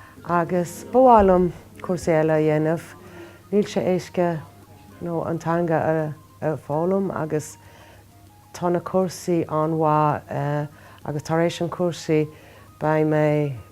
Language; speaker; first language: Irish; non-native, learner; Norwegian